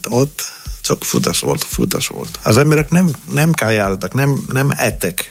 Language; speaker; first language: Hungarian; non-native, learner; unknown